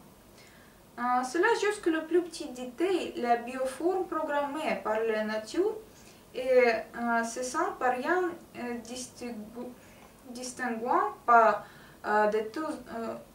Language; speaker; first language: French; non-native, learner; Russian